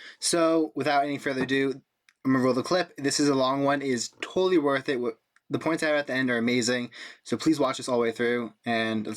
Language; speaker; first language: English; native; English